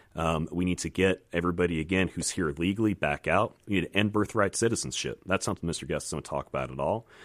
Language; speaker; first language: English; native; English